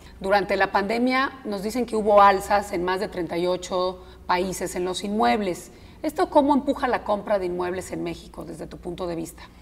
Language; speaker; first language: Spanish; native; Spanish